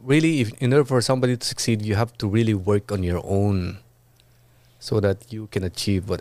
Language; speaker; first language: English; non-native, local second language; Iloko